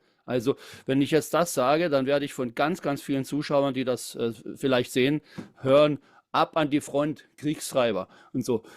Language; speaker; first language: German; native; German